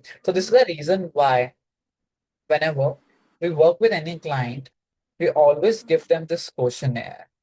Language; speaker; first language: English; non-native, local second language; Hindi